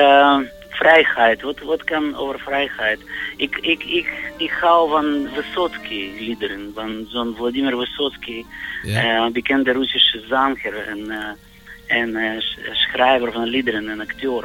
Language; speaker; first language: Dutch; non-native, fluent; Russian